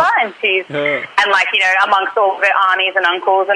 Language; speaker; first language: English; native; English